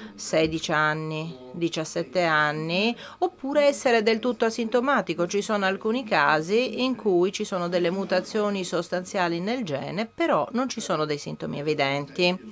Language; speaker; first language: Italian; non-native, fluent; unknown